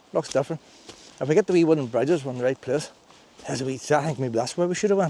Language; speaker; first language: English; native; English